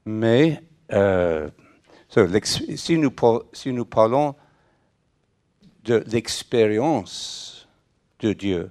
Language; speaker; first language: French; non-native, fluent; English